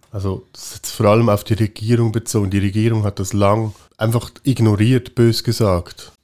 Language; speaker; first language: German; native; German